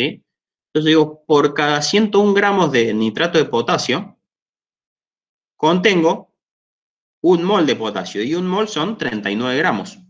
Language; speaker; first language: Spanish; native; Spanish